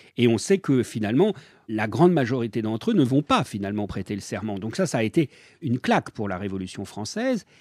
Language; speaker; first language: French; native; French